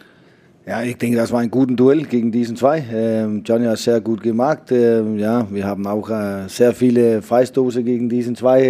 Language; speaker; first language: German; non-native, fluent; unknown